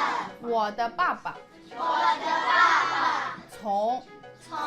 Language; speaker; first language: Chinese; early bilingual, heritage; Chinese